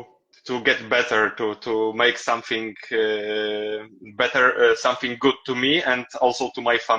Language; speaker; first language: English; non-native, learner; Polish